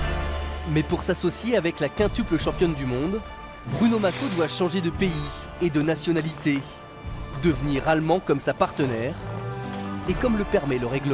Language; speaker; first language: French; native; French